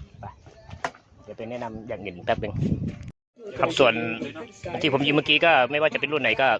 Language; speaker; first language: Thai; native; Thai